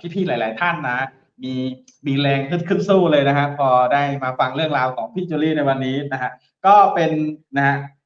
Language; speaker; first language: Thai; native; Thai